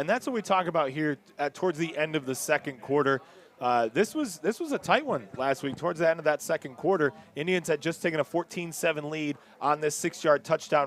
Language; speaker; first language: English; native; English